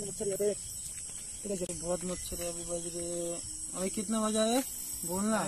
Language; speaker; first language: Hindi; non-native, local second language; Bangla